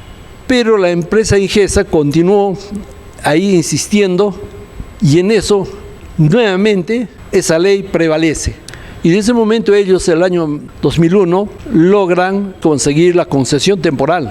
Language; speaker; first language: Spanish; native; Spanish